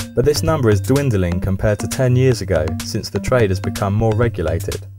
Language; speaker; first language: English; native; English